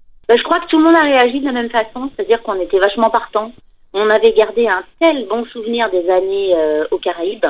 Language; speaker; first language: French; native; French